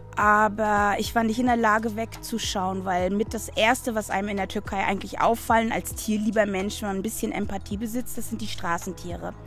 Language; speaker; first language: German; native; German